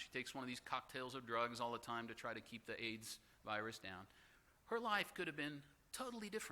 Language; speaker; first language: English; native; English